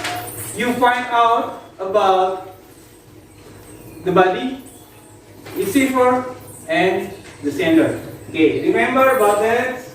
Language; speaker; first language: English; non-native, learner; Indonesian